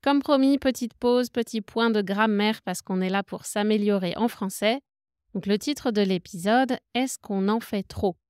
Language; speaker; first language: French; native; French